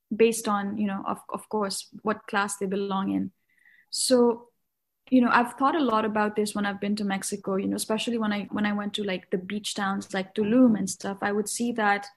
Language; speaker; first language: English; non-native, local second language; Nepali